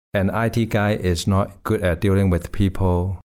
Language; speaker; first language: English; non-native, local second language; Cantonese